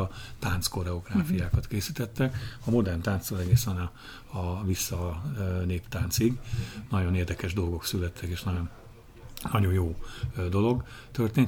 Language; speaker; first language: Hungarian; native; Hungarian